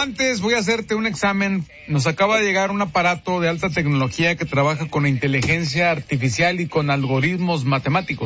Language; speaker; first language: Spanish; native; Spanish